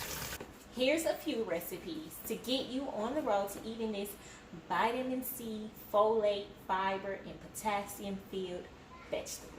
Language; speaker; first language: English; native; English